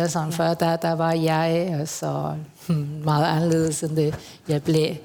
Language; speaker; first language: Danish; early bilingual, heritage; Spanish